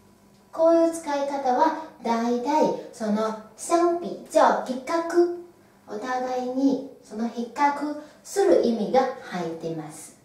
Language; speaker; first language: Japanese; non-native, fluent; Chinese